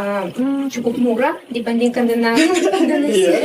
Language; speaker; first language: Indonesian; non-native, fluent; Russian